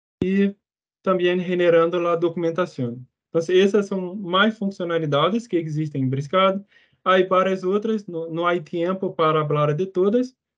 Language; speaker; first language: Spanish; non-native, fluent; Portuguese